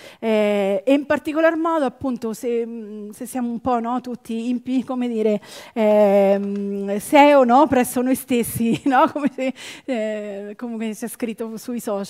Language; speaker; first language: Italian; native; Italian